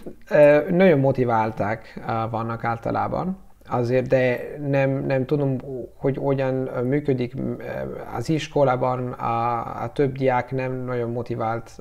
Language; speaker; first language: Hungarian; non-native, learner; Italian